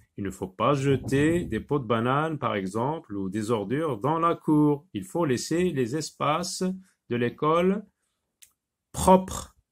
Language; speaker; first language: French; non-native, local second language; Arabic